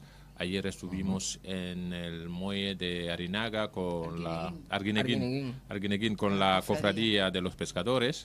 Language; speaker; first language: Spanish; native; Spanish